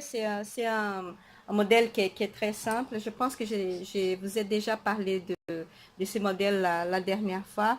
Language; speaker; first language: French; non-native, fluent; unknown